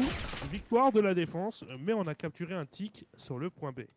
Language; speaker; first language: French; native; French